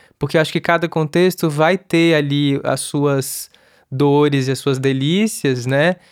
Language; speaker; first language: Portuguese; native; Portuguese